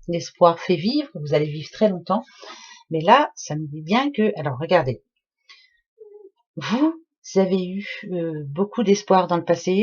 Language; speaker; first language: French; native; French